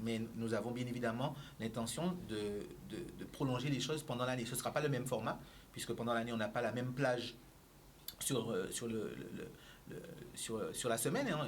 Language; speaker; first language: French; native; French